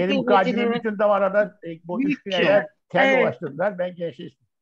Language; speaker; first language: Turkish; native; Turkish